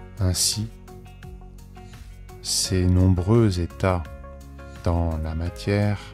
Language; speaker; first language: French; native; French